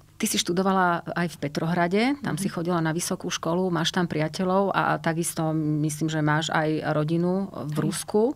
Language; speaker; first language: Slovak; native; Slovak